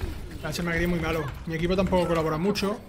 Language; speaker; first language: Spanish; native; Spanish